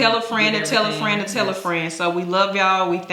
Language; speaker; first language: English; native; English